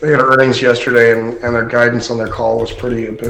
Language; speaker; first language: English; native; English